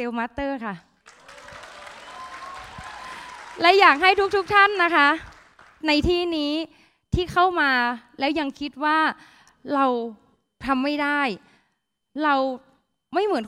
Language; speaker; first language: Thai; native; Thai